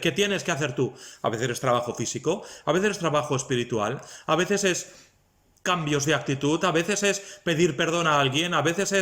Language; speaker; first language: Spanish; native; Spanish